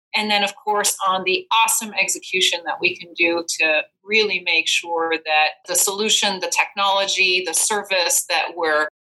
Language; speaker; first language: English; non-native, fluent; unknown